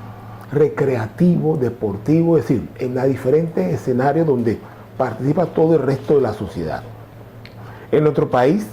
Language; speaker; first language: Spanish; native; Spanish